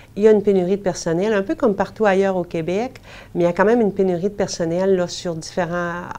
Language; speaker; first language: French; native; French